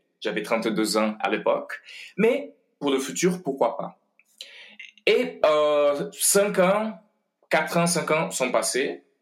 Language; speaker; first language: French; non-native, fluent; Portuguese